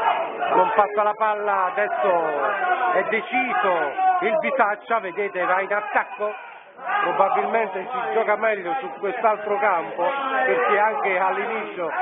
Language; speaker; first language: Italian; native; Italian